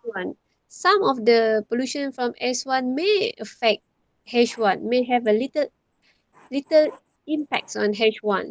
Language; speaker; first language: English; non-native, local second language; Malay